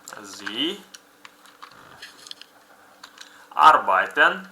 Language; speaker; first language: German; non-native, fluent; Uzbek